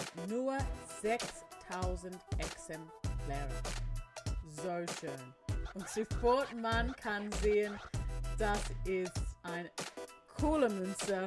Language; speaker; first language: German; non-native, learner; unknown